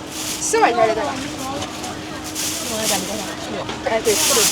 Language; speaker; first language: Chinese; native; Chinese